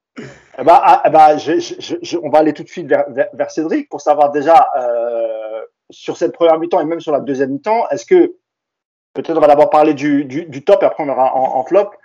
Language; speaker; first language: French; native; French